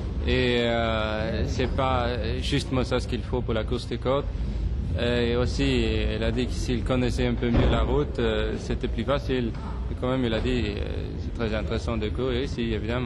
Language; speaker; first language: French; non-native, fluent; Swedish